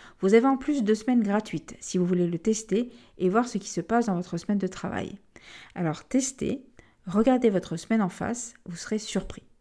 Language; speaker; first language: French; native; French